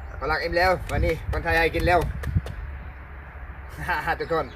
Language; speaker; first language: Thai; non-native, learner; German